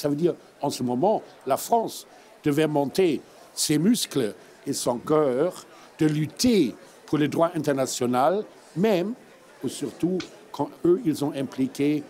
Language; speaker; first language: French; non-native, fluent; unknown